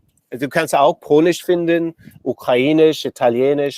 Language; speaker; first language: German; non-native, learner; English